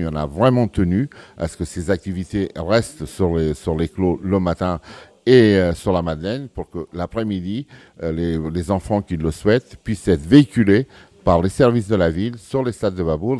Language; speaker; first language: French; early bilingual, other home language; Portuguese